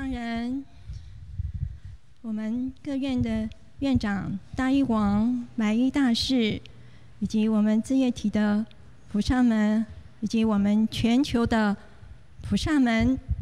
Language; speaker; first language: Chinese; native; Chinese